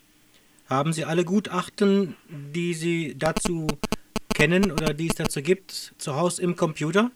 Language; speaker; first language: German; native; German